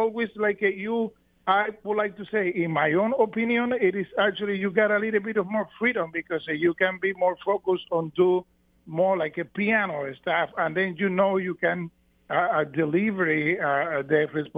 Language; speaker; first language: English; non-native, fluent; Spanish